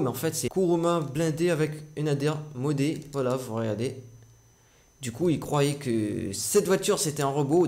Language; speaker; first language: French; native; French